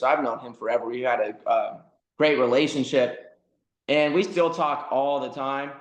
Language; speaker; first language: English; native; English